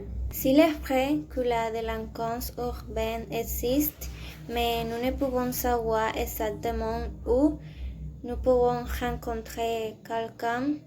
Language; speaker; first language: French; non-native, learner; Spanish